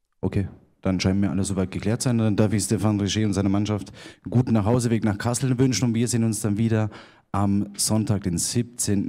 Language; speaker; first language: German; native; German